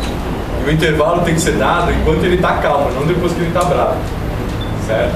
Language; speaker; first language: Portuguese; native; Portuguese